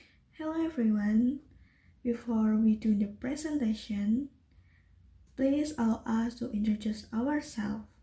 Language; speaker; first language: English; non-native, learner; Indonesian